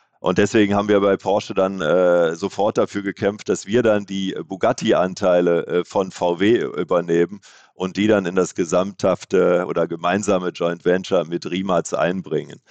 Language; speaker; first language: German; native; German